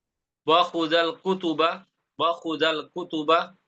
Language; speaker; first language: Arabic; non-native, fluent; Indonesian